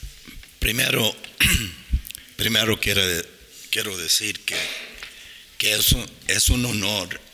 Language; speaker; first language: Spanish; non-native, fluent; English